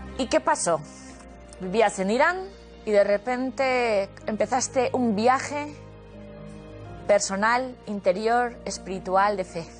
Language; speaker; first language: Spanish; native; Spanish